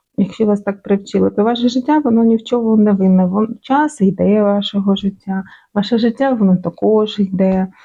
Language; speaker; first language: Ukrainian; non-native, local second language; Russian